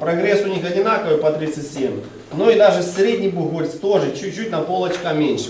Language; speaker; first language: Russian; non-native, local second language; Ukrainian